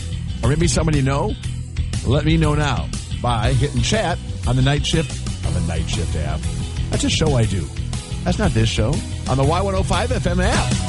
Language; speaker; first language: English; native; English